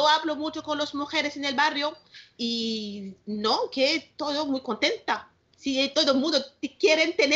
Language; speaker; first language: Spanish; non-native, learner; Malagasy